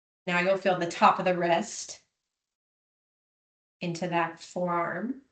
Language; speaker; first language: English; native; English